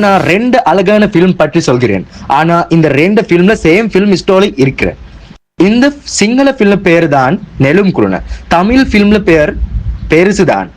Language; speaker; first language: Tamil; non-native, local second language; Sinhala